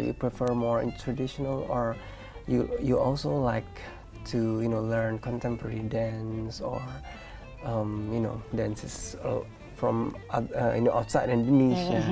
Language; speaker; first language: English; non-native, fluent; Indonesian